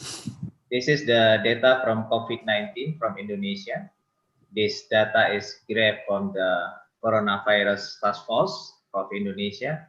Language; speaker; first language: English; non-native, local second language; Indonesian